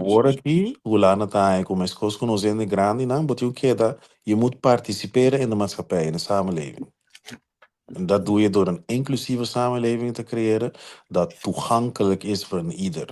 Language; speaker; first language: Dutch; non-native, local second language; Papiamento